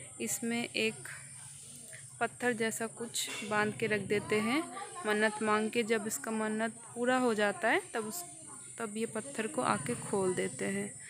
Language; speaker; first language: Hindi; non-native, local second language; Bangla